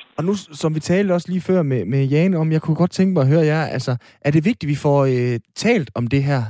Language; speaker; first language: Danish; native; Danish